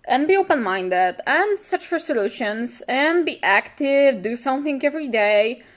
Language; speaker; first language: English; non-native, fluent; Polish